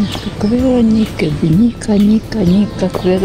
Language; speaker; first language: Georgian; non-native, learner; Russian